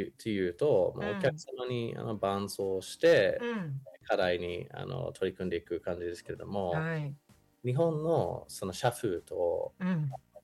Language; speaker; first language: Japanese; non-native, fluent; English